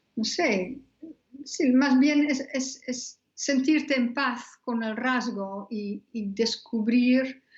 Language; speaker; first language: Spanish; non-native, fluent; Dutch